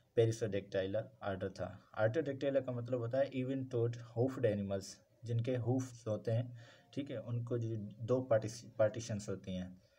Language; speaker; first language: Urdu; non-native, local second language; Sindhi